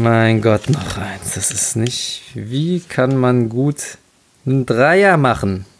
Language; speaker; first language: German; native; German